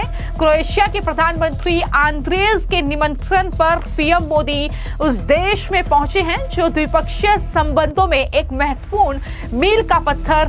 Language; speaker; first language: Hindi; native; Hindi